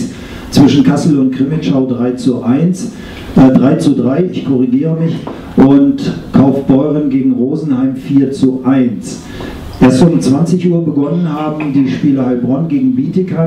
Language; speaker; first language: German; native; German